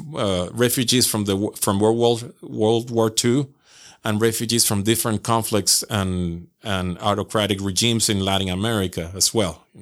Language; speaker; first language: English; non-native, fluent; Spanish